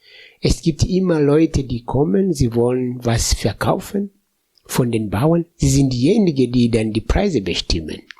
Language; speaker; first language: German; non-native, fluent; Swahili